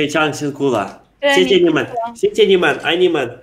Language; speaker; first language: Chinese; non-native, learner; Russian